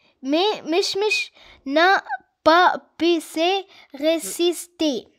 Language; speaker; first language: French; non-native, learner; Arabic